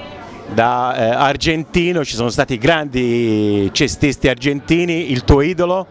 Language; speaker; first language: Italian; native; Italian